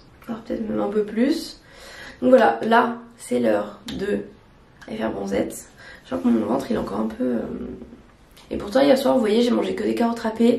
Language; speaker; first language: French; native; French